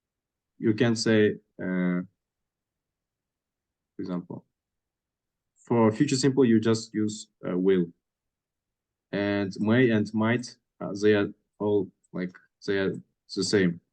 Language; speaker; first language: English; non-native, fluent; Russian